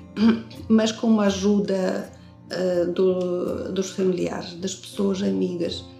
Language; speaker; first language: Portuguese; non-native, fluent; Russian